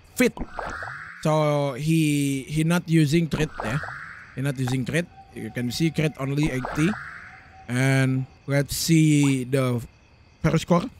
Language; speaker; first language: English; non-native, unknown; Indonesian